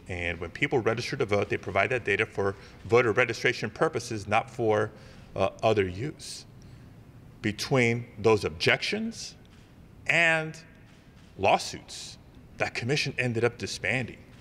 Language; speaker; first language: English; early bilingual, other home language; Spanish